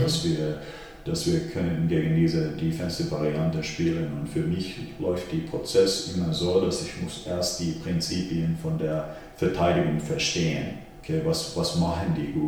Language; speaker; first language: German; non-native, fluent; Finnish